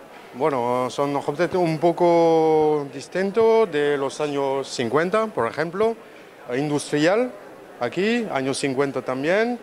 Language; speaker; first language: Spanish; non-native, learner; French